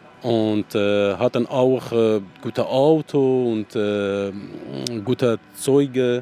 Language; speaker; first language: German; non-native, learner; Arabic